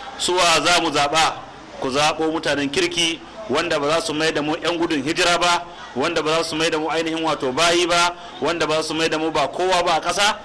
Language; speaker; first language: Hausa; native; Hausa